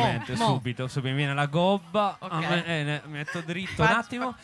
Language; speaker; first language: Italian; native; Italian